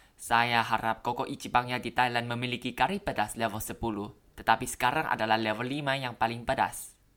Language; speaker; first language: Indonesian; non-native, learner; Thai